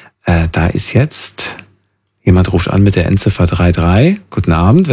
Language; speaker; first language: German; native; German